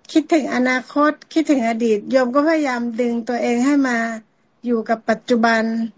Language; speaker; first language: Thai; native; Thai